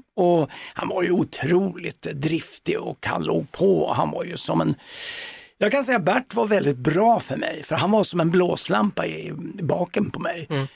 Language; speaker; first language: Swedish; native; Swedish